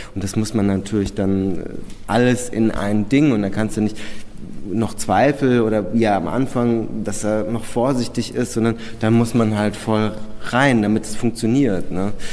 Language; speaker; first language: German; early bilingual, other home language; Czech